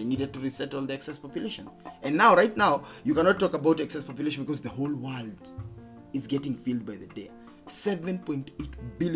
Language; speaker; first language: English; non-native, local second language; Kikuyu